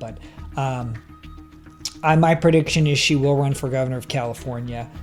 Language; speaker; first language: English; native; English